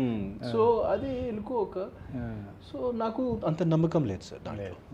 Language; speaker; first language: Telugu; non-native, fluent; Hindi